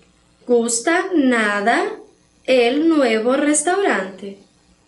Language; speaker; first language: Spanish; non-native, fluent; Portuguese